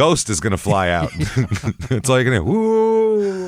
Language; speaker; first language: English; native; English